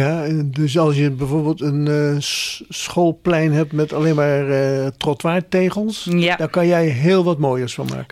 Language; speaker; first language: Dutch; native; Dutch